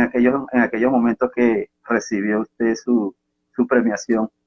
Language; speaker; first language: Spanish; native; Spanish